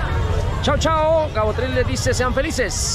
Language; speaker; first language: Spanish; native; Spanish